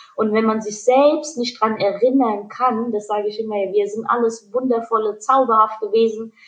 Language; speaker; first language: German; early bilingual, other home language; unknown